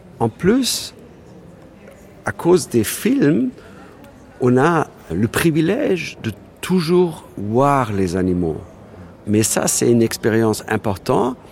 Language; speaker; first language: French; non-native, fluent; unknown